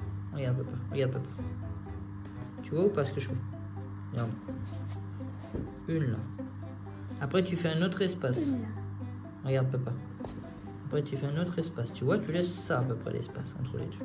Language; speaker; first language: French; native; French